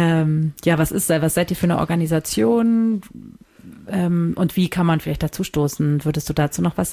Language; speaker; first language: German; native; German